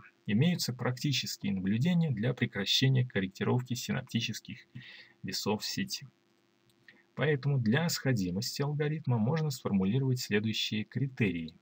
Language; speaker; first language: Russian; native; Russian